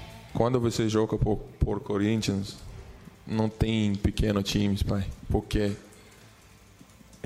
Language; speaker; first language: Portuguese; non-native, learner; English